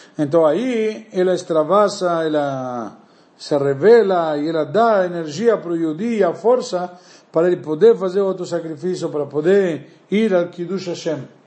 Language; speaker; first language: Portuguese; non-native, fluent; Spanish